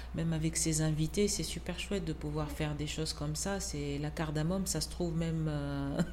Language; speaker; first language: French; non-native, local second language; Arabic